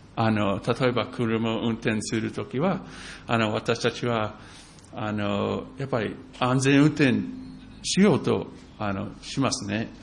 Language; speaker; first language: Japanese; non-native, fluent; English